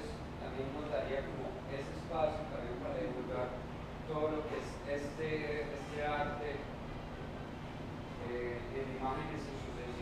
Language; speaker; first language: Spanish; native; Spanish